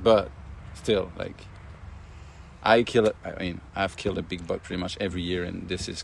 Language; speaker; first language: English; non-native, fluent; French